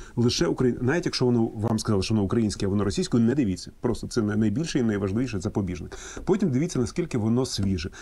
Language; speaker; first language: Ukrainian; non-native, local second language; Russian